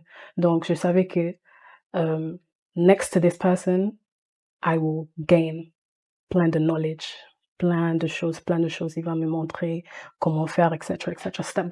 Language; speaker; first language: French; early bilingual, heritage; French